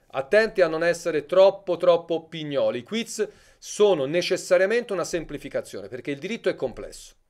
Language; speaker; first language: Italian; native; Italian